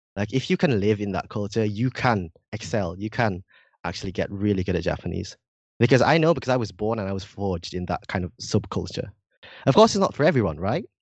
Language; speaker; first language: English; non-native, fluent; Indonesian